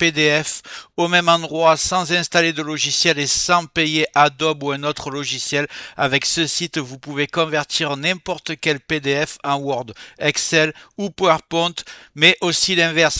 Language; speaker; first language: French; native; French